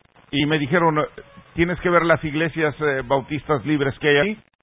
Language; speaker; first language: Spanish; native; Spanish